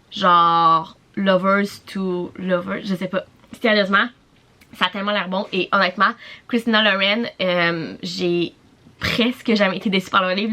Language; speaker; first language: French; native; French